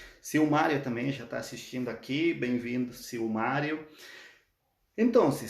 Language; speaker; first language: Portuguese; non-native, fluent; Spanish